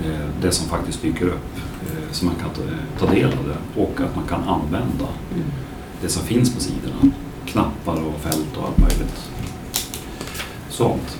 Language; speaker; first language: Swedish; native; Swedish